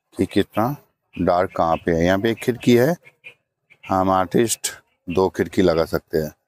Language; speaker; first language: Hindi; non-native, local second language; Bangla